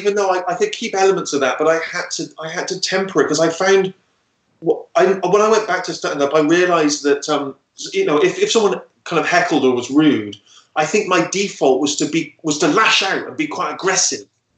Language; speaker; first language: English; native; English